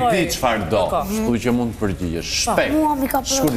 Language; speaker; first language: Albanian; native; Albanian